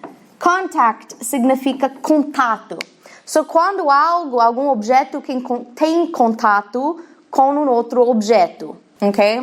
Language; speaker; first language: Portuguese; non-native, fluent; English